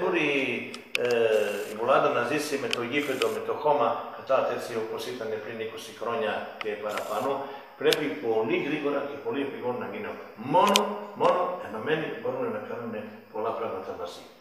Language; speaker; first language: Greek; non-native, fluent; Serbian